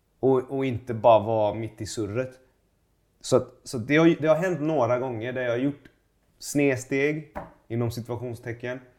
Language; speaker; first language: Swedish; early bilingual, other home language; Persian